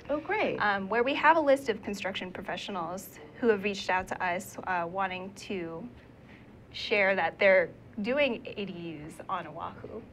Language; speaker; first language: English; native; English